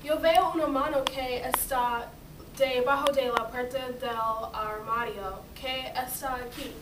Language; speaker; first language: Spanish; non-native, learner; English